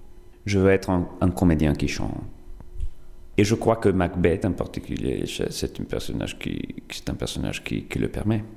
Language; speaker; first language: French; non-native, fluent; Italian